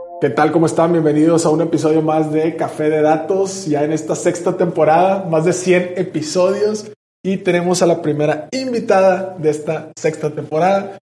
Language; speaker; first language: Spanish; native; Spanish